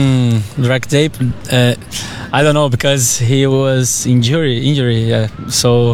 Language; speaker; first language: English; non-native, fluent; Portuguese